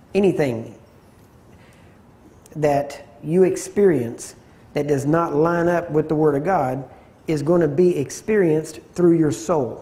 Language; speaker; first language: English; native; English